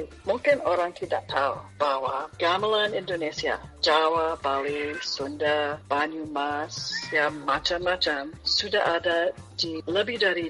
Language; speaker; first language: Indonesian; non-native, fluent; English